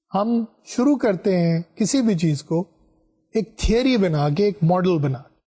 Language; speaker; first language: Urdu; non-native, local second language; Punjabi